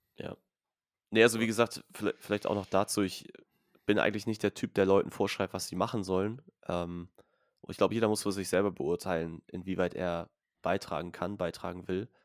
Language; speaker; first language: German; native; German